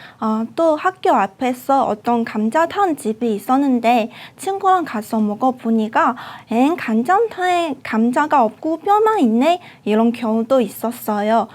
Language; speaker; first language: Korean; non-native, fluent; Chinese